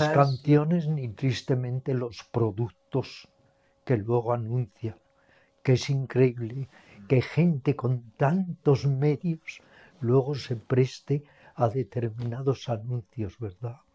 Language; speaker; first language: Spanish; native; Spanish